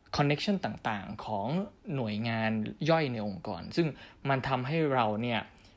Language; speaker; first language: Thai; native; Thai